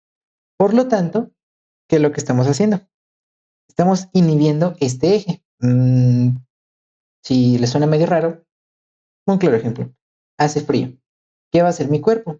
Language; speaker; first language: Spanish; native; Spanish